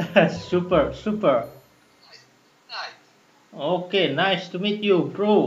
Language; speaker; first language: English; non-native, learner; Indonesian